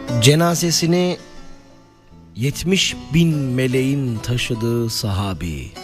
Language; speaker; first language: Turkish; native; Turkish